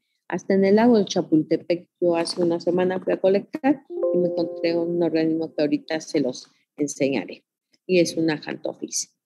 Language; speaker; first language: Spanish; native; Spanish